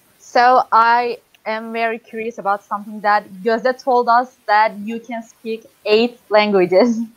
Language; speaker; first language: English; non-native, learner; Turkish